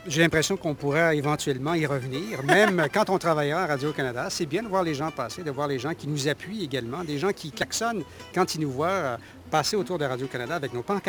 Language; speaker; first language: French; native; French